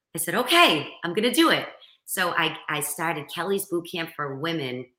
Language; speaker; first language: English; native; English